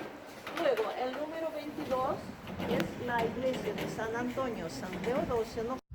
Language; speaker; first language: Spanish; non-native, fluent; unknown